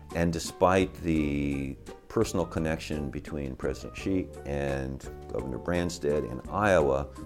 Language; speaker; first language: English; non-native, fluent; Chinese